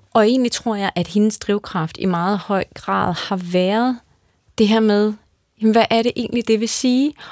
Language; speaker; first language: Danish; native; Danish